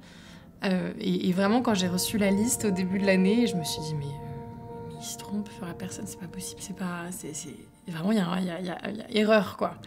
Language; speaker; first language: French; native; French